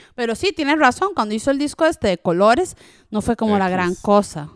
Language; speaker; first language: Spanish; early bilingual, other home language; French